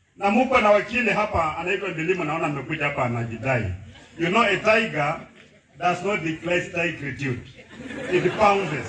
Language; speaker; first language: Swahili; non-native, local second language; Luyia